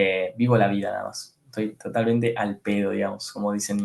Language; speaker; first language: Spanish; native; Spanish